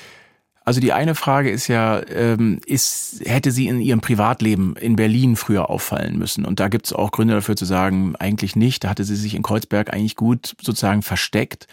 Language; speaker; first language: German; native; German